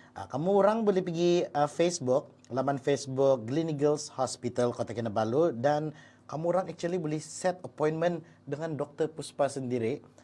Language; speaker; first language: Malay; native; Malay